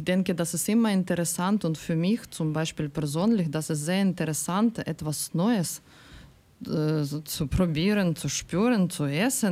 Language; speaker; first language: German; non-native, learner; Ukrainian